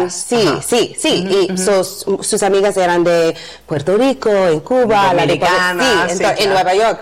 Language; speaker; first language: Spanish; non-native, learner; English